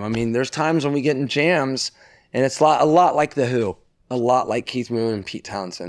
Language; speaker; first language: English; native; English